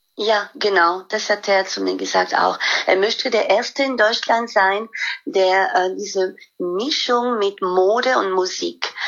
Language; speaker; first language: German; non-native, fluent; French